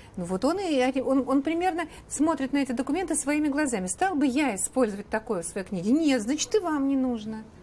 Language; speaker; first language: Russian; native; Russian